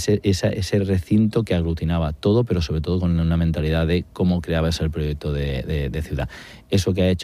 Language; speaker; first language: Spanish; native; Spanish